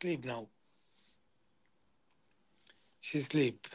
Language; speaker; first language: English; non-native, learner; Arabic